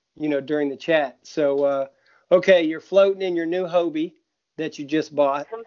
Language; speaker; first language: English; native; English